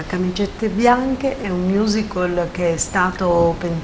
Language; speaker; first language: Italian; native; Italian